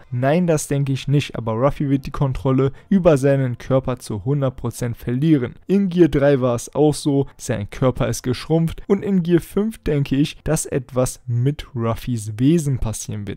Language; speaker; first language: German; native; German